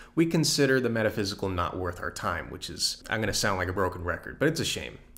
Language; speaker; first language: English; native; English